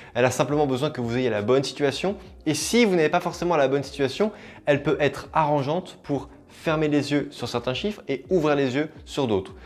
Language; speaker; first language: French; native; French